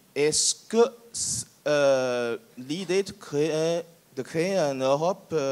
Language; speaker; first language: French; non-native, fluent; Chinese